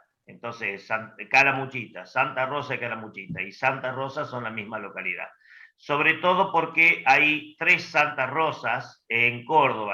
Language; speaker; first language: Spanish; native; Spanish